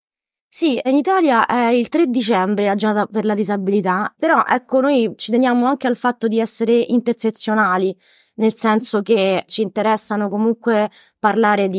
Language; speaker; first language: Italian; native; Italian